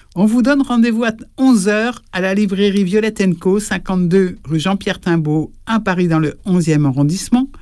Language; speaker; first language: French; native; French